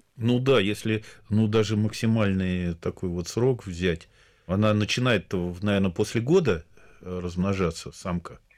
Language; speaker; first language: Russian; native; Russian